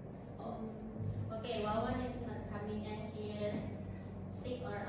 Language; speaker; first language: English; non-native, learner; Indonesian